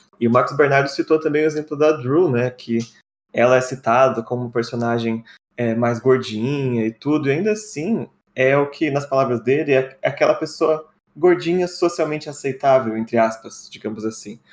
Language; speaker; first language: Portuguese; native; Portuguese